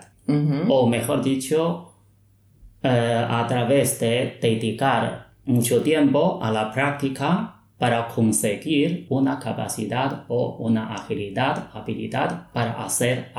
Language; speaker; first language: Spanish; non-native, fluent; Chinese